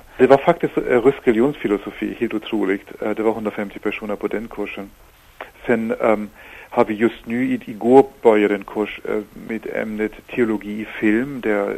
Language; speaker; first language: Swedish; non-native, fluent; German